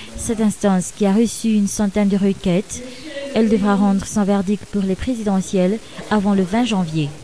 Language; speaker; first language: French; non-native, local second language; Malagasy